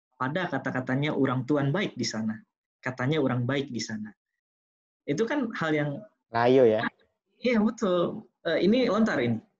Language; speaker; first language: Indonesian; non-native, local second language; Sundanese